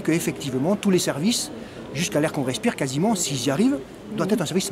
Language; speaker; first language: French; native; French